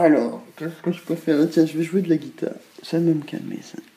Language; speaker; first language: French; native; French